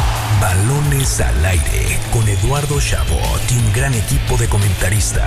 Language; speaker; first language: Spanish; native; Spanish